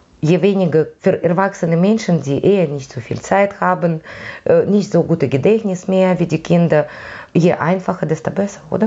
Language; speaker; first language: German; non-native, fluent; Russian